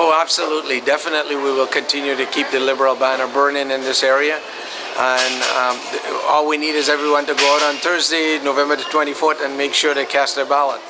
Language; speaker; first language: English; native; English